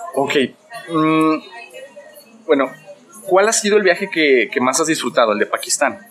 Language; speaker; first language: Spanish; native; Spanish